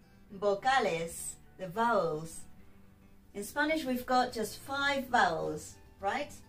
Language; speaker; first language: English; non-native, fluent; Spanish